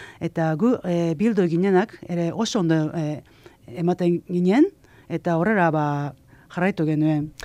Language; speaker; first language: Basque; non-native, fluent; Japanese